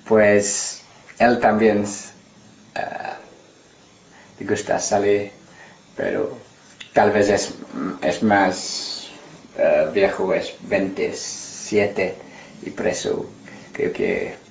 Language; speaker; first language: Spanish; non-native, learner; English